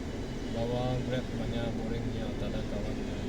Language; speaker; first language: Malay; non-native, local second language; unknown